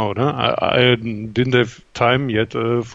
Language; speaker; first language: English; non-native, fluent; German